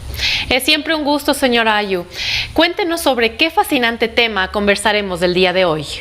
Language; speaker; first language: Spanish; native; Spanish